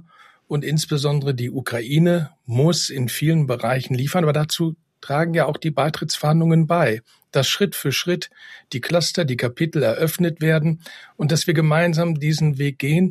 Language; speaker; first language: German; native; German